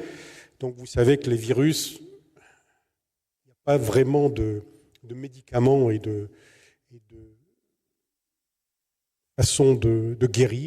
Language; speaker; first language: French; native; French